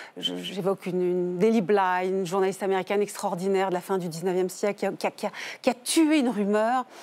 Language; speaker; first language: French; native; French